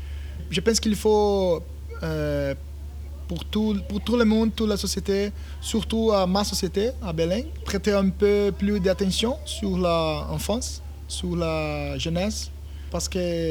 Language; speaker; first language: French; non-native, learner; Portuguese